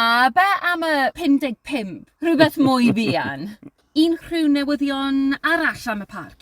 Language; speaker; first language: Welsh; non-native, learner; English